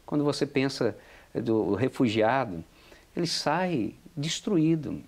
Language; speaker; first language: Portuguese; native; Portuguese